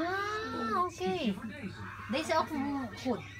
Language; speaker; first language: Dutch; non-native, learner; Filipino